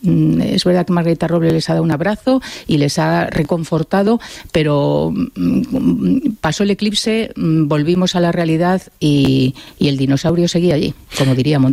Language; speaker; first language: Spanish; native; Spanish